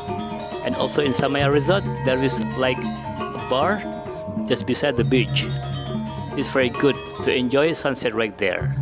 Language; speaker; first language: English; non-native, learner; Indonesian